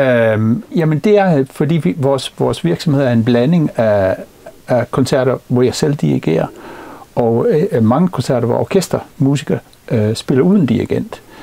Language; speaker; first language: Danish; non-native, fluent; English